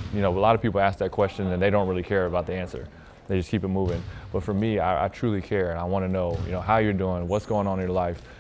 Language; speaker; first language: English; native; English